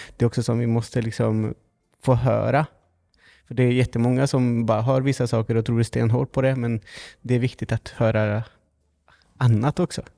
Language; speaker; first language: Swedish; native; Swedish